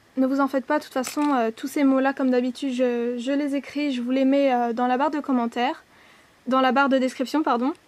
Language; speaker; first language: French; native; French